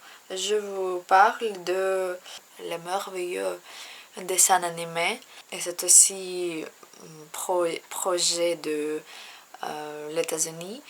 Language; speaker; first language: French; non-native, learner; Russian